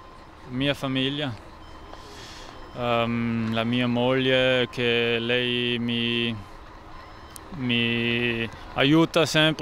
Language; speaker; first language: Italian; non-native, local second language; German